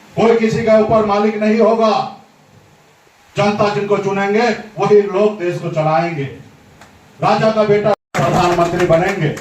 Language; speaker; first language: Hindi; native; Hindi